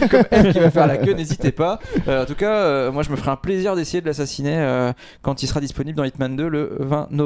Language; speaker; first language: French; native; French